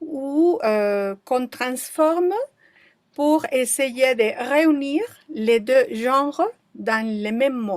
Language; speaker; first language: French; non-native, fluent; Spanish